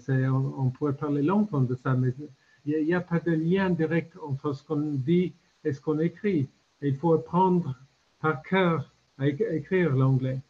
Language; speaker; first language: French; non-native, fluent; English